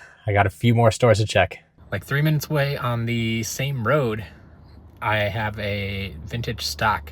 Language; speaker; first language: English; native; English